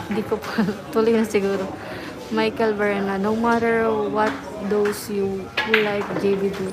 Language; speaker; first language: Filipino; non-native, local second language; Cebuano